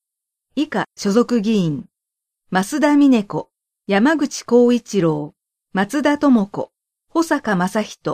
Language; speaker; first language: Japanese; native; Japanese